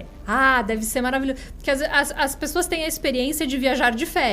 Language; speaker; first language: Portuguese; native; Portuguese